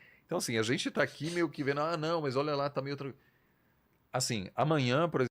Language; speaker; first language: Portuguese; non-native, fluent; German